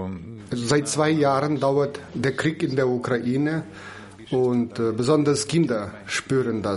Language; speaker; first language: German; non-native, fluent; Ukrainian